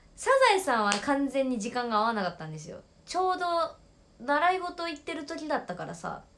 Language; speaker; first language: Japanese; native; Japanese